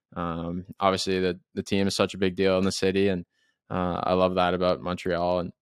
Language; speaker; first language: English; native; English